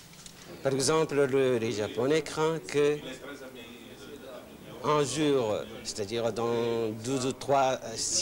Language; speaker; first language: French; non-native, fluent; Japanese